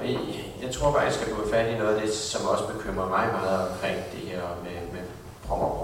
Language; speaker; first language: Danish; native; Danish